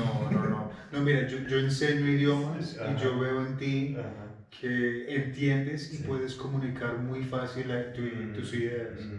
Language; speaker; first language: Spanish; non-native, fluent; English